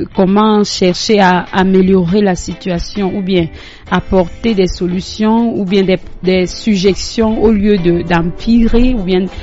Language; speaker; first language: French; non-native, local second language; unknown